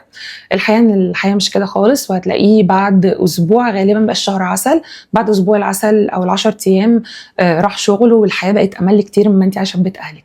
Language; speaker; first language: Arabic; native; Arabic